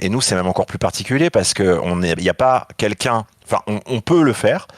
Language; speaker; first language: French; native; French